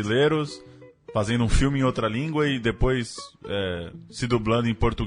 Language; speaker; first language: Portuguese; native; Portuguese